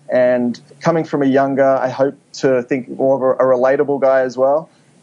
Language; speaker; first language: English; native; English